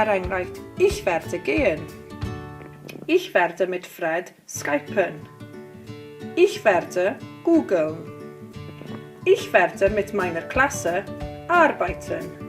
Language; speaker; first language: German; non-native, learner; Welsh